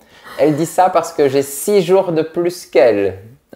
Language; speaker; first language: French; native; French